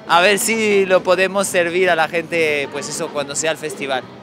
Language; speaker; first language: Spanish; non-native, fluent; French